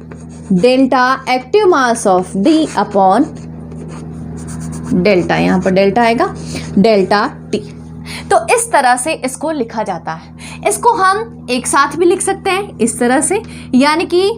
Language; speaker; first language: Hindi; native; Hindi